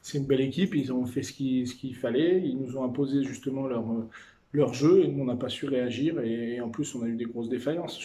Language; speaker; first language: French; native; French